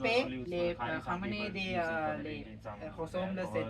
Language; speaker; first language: French; non-native, learner; Sinhala